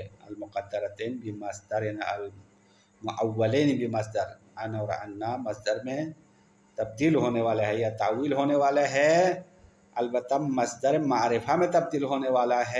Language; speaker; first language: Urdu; non-native, local second language; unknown